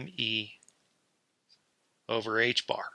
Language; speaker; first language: English; native; English